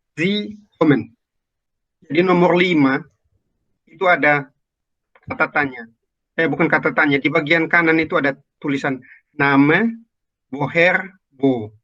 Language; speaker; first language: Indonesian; native; Indonesian